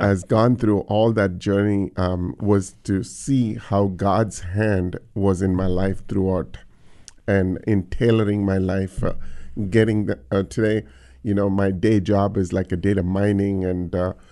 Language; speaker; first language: English; non-native, local second language; Tamil